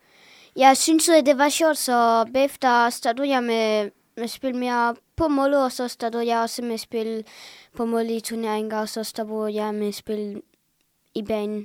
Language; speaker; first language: Danish; early bilingual, other home language; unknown